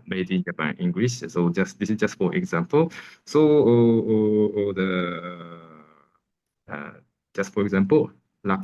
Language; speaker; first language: English; non-native, learner; Japanese